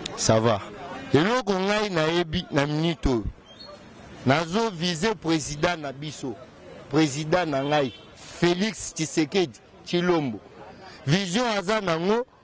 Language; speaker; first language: Lingala; non-native, local second language; Kongo